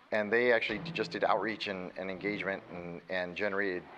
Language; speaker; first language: English; native; English